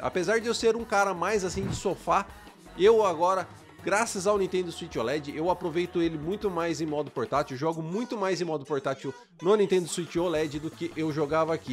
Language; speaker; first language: Portuguese; native; Portuguese